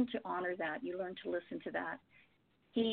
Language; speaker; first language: English; native; English